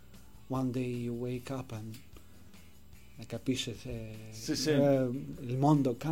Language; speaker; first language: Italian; non-native, learner; Russian